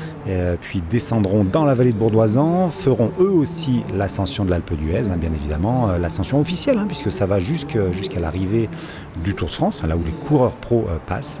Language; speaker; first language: French; native; French